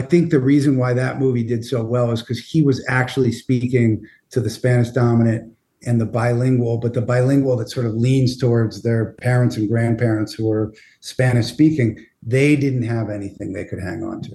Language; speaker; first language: English; native; English